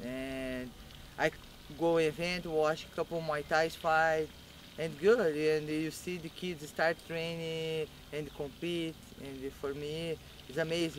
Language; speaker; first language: English; non-native, learner; Portuguese